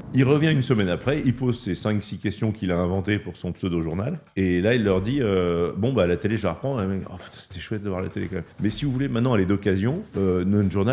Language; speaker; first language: French; native; French